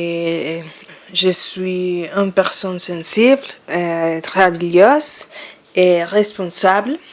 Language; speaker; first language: French; non-native, fluent; Spanish